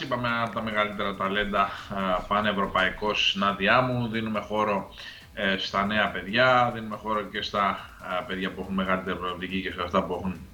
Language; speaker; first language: Greek; native; Greek